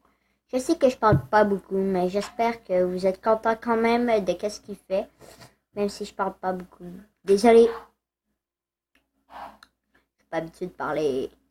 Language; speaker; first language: French; native; French